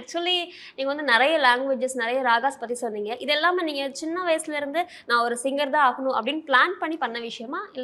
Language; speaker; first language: Tamil; native; Tamil